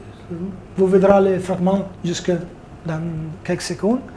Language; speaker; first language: French; non-native, fluent; Italian